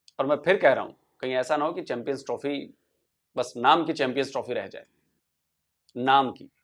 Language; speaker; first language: Hindi; native; Hindi